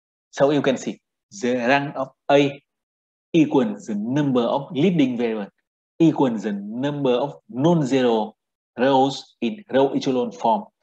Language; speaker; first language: English; non-native, fluent; Vietnamese